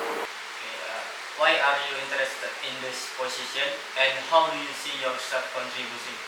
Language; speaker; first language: English; non-native, learner; Indonesian